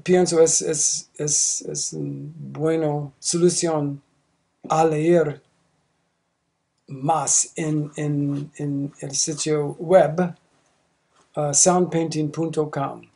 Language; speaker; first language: Spanish; non-native, learner; English